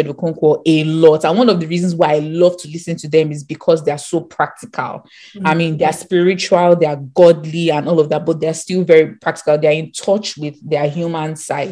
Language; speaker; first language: English; non-native, local second language; Yoruba